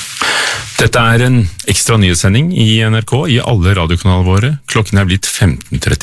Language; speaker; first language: Norwegian; native; Norwegian